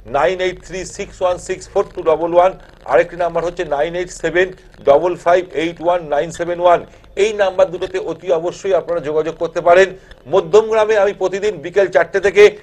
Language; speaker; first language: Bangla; native; Bangla